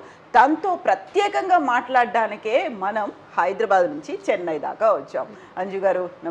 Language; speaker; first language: Telugu; native; Telugu